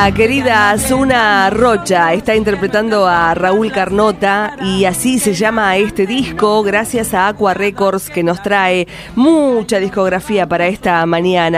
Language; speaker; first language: Spanish; native; Spanish